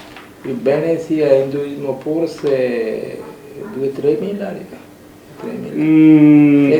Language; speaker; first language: Italian; non-native, learner; Bangla